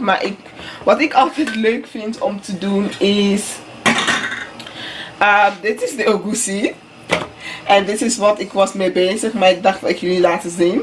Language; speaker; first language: Dutch; non-native, fluent; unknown